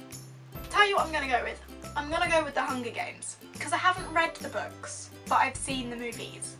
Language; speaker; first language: English; native; English